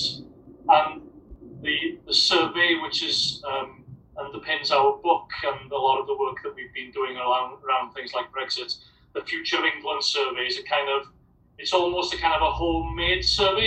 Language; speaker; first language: English; native; English